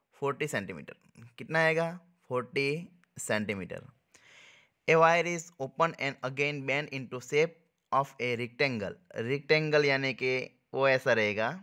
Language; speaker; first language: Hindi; non-native, local second language; Gujarati